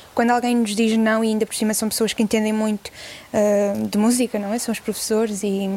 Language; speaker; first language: Portuguese; native; Portuguese